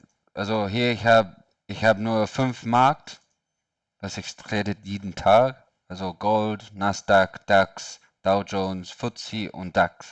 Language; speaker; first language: German; non-native, learner; English